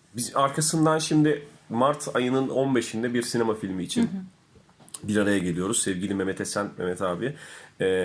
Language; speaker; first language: Turkish; native; Turkish